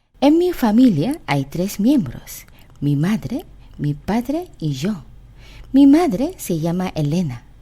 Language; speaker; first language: Spanish; non-native, fluent; Korean